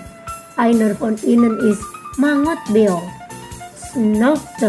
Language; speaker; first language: German; non-native, fluent; Indonesian